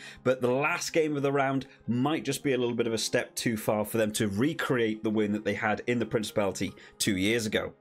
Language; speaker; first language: English; native; English